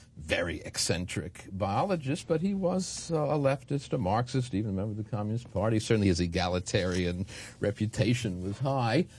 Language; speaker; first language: English; native; English